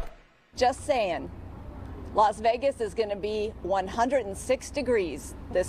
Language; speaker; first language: English; native; English